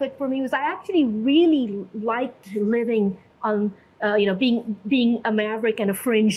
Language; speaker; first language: English; non-native, local second language; Urdu